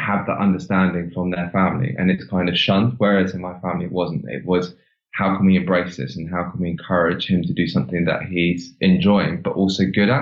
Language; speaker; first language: English; native; English